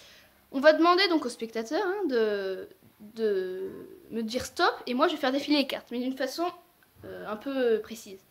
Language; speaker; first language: French; native; French